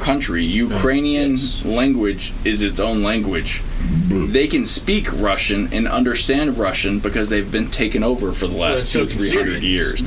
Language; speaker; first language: English; native; English